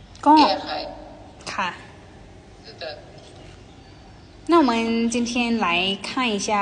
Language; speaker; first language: Chinese; non-native, fluent; Thai